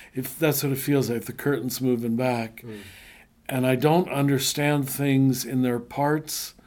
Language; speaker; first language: English; native; English